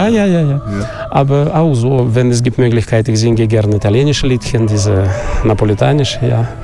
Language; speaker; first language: German; non-native, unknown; Russian